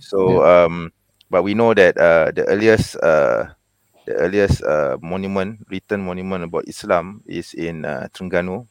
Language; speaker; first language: English; non-native, local second language; Malay